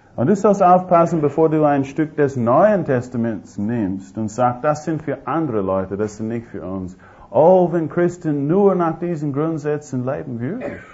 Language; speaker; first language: German; non-native, fluent; English